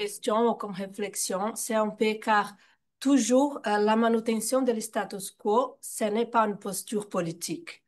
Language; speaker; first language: French; non-native, fluent; Portuguese